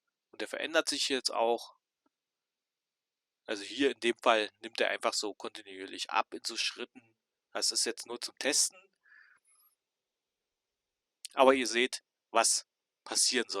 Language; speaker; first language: German; native; German